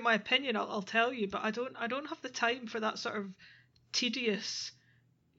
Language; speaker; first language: English; native; English